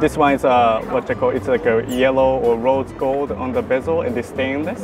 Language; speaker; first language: English; non-native, fluent; Japanese